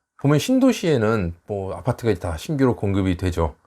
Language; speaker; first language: Korean; native; Korean